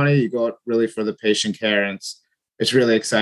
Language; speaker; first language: English; native; English